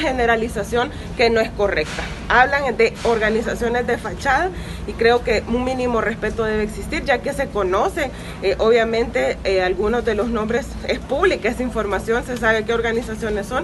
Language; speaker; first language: Spanish; native; Spanish